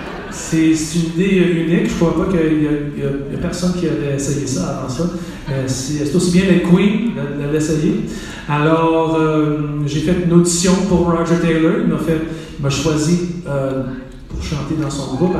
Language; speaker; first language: French; native; French